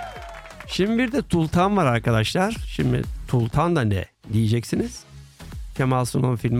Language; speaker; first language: Turkish; native; Turkish